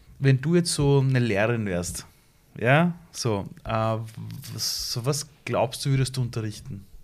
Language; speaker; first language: German; early bilingual, other home language; Persian